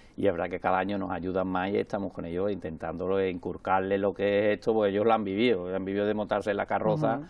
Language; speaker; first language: Spanish; native; Spanish